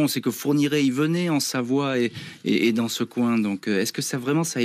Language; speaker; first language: French; native; French